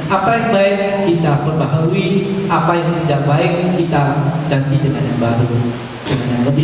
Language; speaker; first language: Indonesian; native; Indonesian